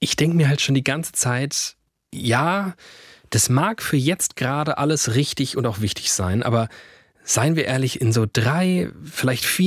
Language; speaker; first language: German; native; German